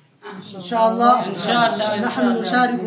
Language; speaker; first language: Arabic; non-native, learner; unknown